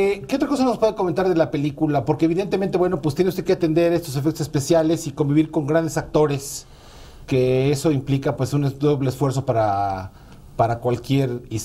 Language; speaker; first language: Spanish; native; Spanish